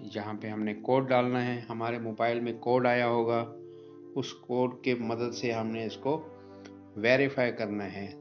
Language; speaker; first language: Urdu; non-native, local second language; Punjabi